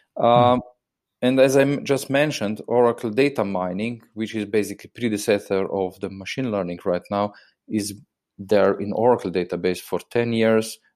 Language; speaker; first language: English; non-native, fluent; Slovenian